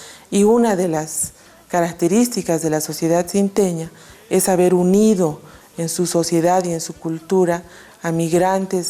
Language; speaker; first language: Spanish; native; Spanish